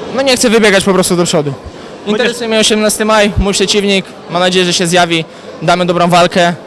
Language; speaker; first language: Polish; native; Polish